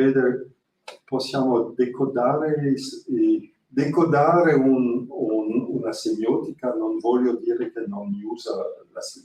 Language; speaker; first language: Italian; non-native, learner; French